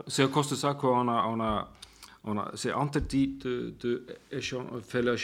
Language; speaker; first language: French; non-native, fluent; Icelandic